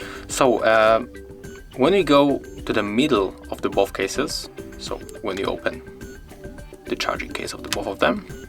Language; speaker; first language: English; non-native, fluent; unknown